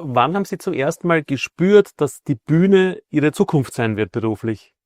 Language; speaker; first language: German; native; German